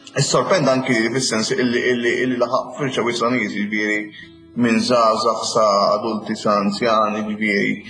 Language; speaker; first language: Maltese; native; Maltese